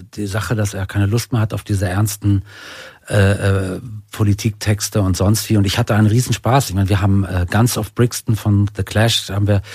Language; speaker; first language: German; native; German